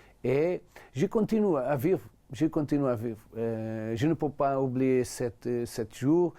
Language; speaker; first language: French; non-native, learner; Portuguese